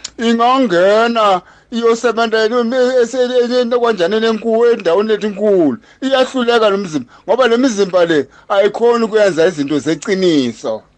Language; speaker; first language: Zulu; non-native, local second language; Swati